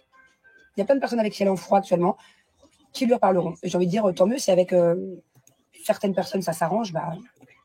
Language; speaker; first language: French; native; French